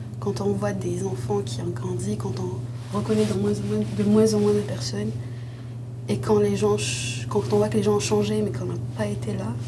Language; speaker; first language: French; non-native, local second language; Arabic